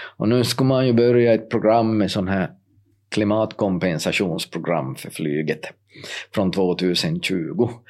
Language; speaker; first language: Swedish; native; Swedish